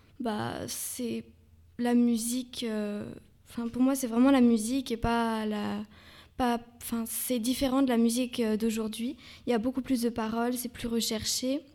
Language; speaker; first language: French; native; French